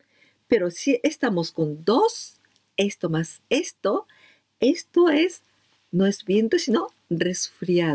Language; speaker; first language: Spanish; non-native, learner; Japanese